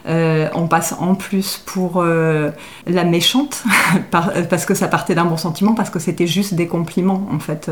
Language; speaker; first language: French; native; French